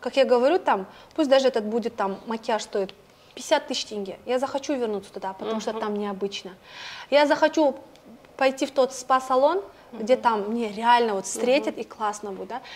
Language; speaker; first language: Russian; non-native, local second language; Kazakh